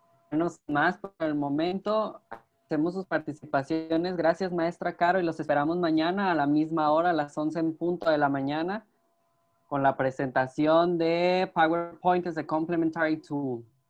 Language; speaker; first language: Spanish; native; Spanish